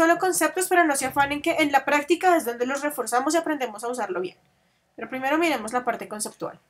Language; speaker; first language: Spanish; native; Spanish